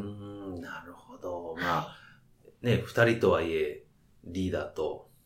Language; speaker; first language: Japanese; native; Japanese